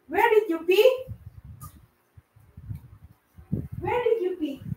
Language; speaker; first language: English; non-native, local second language; Filipino